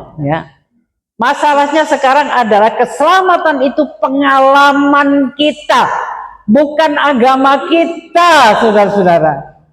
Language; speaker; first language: Indonesian; non-native, local second language; Madurese